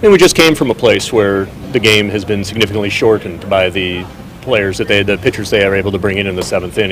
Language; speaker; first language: English; native; English